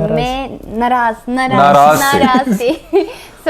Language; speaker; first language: Hindi; non-native, learner; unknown